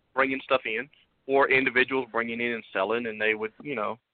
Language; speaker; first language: English; native; English